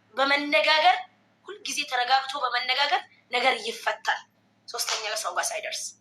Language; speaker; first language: Amharic; non-native, local second language; Oromo